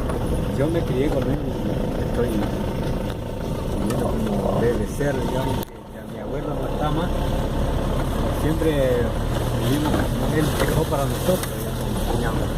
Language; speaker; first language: Spanish; non-native, local second language; Guarani